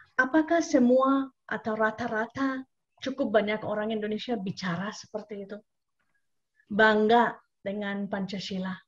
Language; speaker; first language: Indonesian; non-native, fluent; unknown